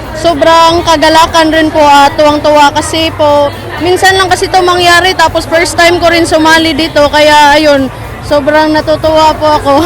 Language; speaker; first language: Filipino; non-native, local second language; Cebuano